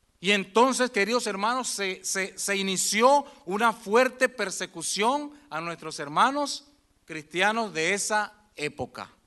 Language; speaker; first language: Spanish; native; Spanish